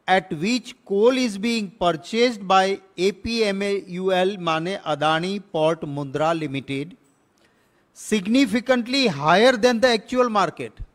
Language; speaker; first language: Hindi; non-native, local second language; Gujarati